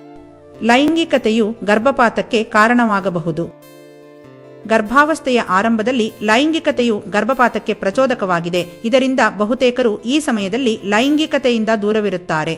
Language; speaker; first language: Kannada; native; Kannada